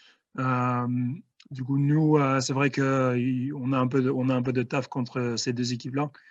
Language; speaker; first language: French; non-native, fluent; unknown